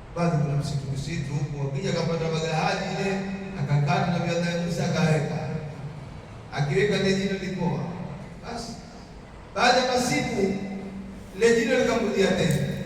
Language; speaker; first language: Swahili; native; Swahili